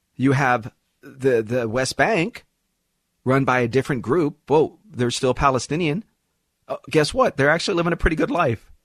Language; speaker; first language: English; early bilingual, other home language; Arabic